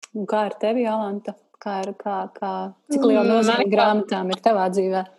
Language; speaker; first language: Latvian; native; Latvian